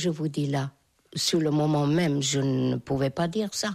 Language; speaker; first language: French; non-native, fluent; Hungarian